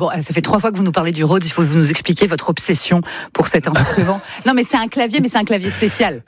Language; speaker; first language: French; native; French